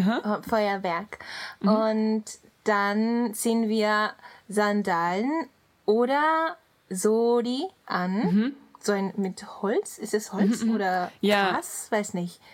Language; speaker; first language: German; non-native, learner; Japanese